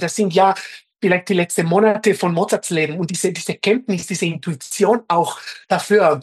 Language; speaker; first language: German; non-native, fluent; Spanish